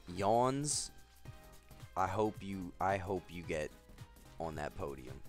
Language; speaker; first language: English; native; English